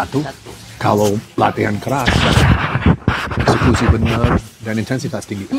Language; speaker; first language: Indonesian; non-native, fluent; English